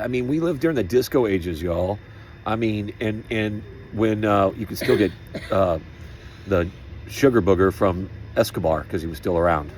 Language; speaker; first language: English; native; English